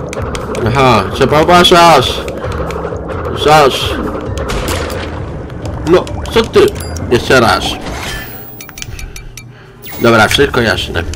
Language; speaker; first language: Polish; non-native, learner; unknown